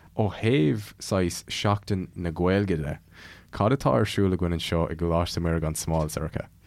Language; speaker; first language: Irish; non-native, local second language; English